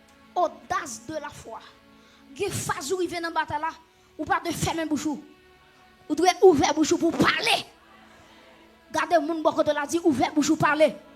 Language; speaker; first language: French; non-native, local second language; Haitian Creole